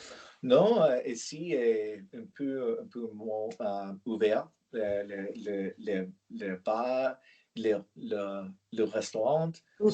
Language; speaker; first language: French; non-native, learner; English